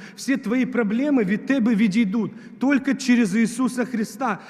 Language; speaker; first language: Ukrainian; non-native, local second language; Russian